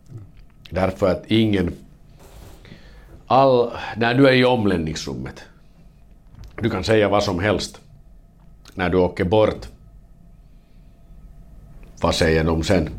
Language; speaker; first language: Swedish; non-native, learner; Finnish